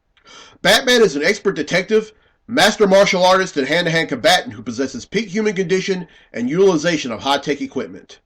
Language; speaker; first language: English; native; English